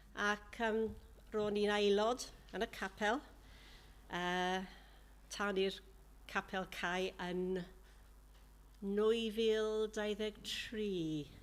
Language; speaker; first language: Welsh; non-native, local second language; English